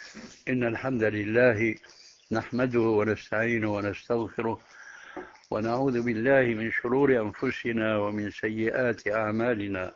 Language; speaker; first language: Arabic; early bilingual, other home language; Albanian